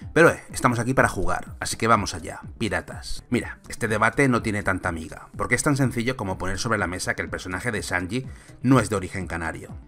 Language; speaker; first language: Spanish; native; Spanish